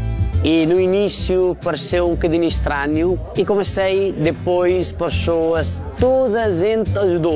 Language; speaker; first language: Portuguese; non-native, fluent; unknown